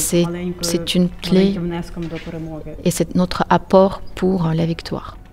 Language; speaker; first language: French; non-native, fluent; Ukrainian